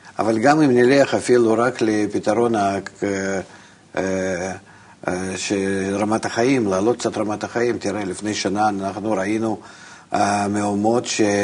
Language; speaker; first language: Hebrew; non-native, fluent; Russian